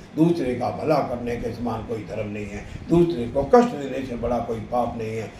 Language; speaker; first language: Hindi; non-native, local second language; Punjabi